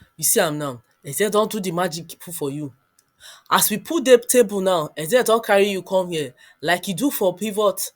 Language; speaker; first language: Nigerian Pidgin; non-native, local second language; Yoruba